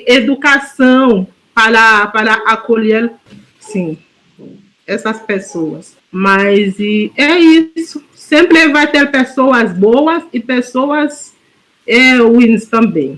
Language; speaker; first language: Portuguese; non-native, fluent; Haitian Creole